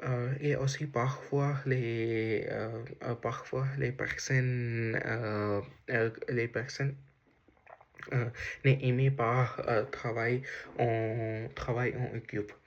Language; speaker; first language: French; non-native, learner; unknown